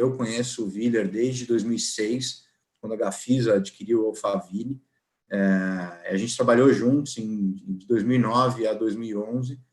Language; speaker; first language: Portuguese; native; Portuguese